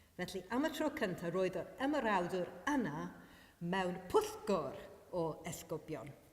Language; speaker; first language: Welsh; non-native, fluent; Maltese